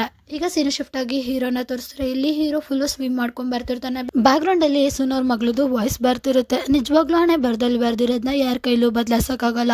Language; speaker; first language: Kannada; native; Kannada